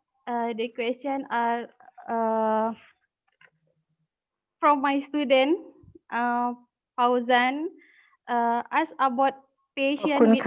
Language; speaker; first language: English; non-native, learner; Indonesian